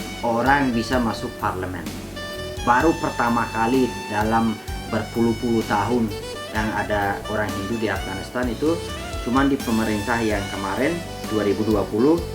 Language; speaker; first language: Indonesian; non-native, fluent; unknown